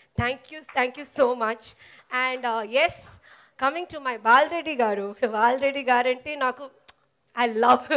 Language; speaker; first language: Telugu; non-native, learner; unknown